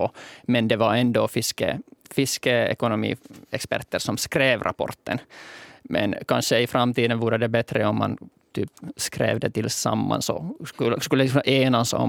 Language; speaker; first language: Swedish; native; Swedish